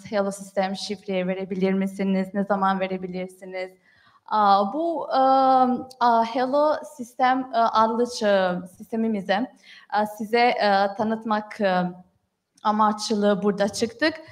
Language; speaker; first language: Turkish; non-native, fluent; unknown